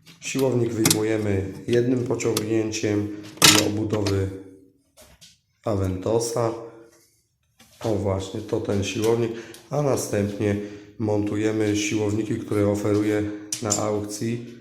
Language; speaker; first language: Polish; native; Polish